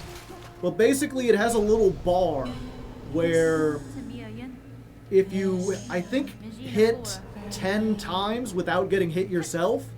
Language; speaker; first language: English; native; English